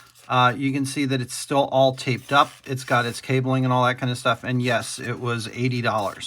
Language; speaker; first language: English; native; English